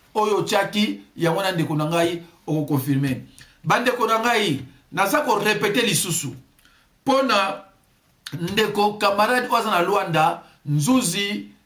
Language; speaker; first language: Lingala; non-native, local second language; Kongo